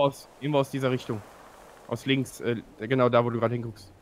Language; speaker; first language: German; native; German